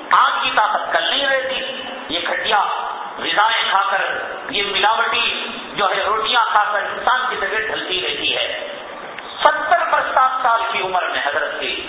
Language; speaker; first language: Urdu; native; Urdu